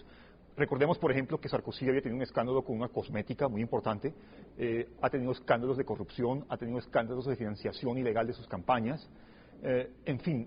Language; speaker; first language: Spanish; native; Spanish